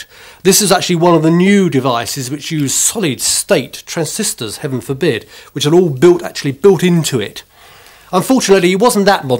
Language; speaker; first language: English; native; English